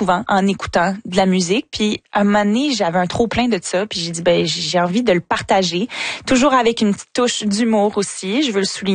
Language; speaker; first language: French; native; French